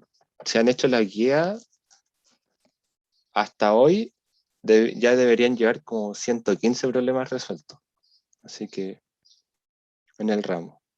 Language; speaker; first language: Spanish; native; Spanish